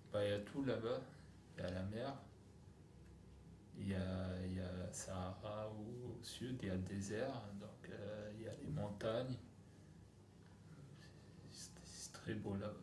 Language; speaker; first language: French; non-native, local second language; Arabic